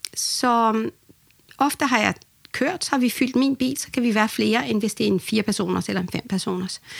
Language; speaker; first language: Danish; early bilingual, other home language; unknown